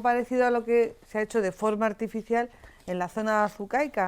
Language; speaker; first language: Spanish; native; Spanish